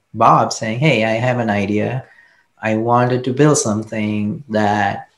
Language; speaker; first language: English; non-native, local second language; Sinhala